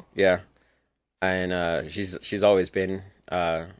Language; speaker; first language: English; early bilingual, other home language; Spanish